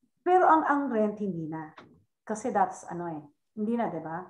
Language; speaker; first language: Filipino; native; Filipino